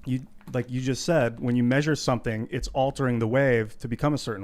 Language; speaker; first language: English; native; English